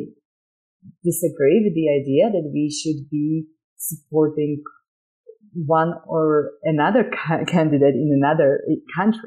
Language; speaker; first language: English; non-native, fluent; Slovak